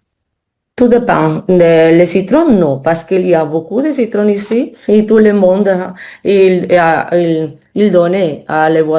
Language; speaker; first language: French; non-native, learner; Spanish